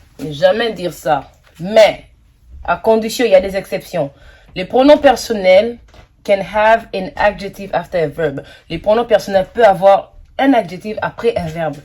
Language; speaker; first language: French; non-native, local second language; Lingala